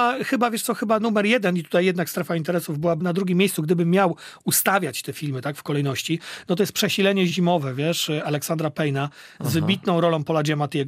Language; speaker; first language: Polish; native; Polish